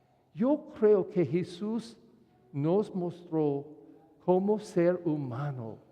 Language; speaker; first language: Spanish; non-native, fluent; English